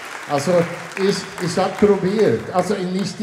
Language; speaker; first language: German; non-native, learner; Swedish